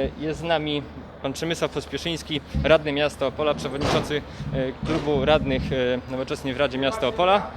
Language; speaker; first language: Polish; native; Polish